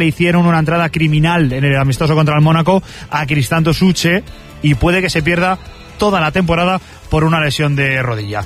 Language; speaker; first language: Spanish; native; Spanish